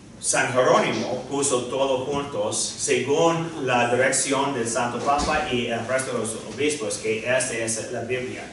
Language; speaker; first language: Spanish; non-native, fluent; English